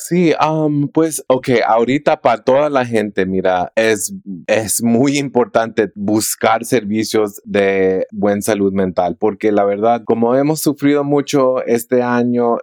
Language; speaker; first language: Spanish; early bilingual, heritage; Spanish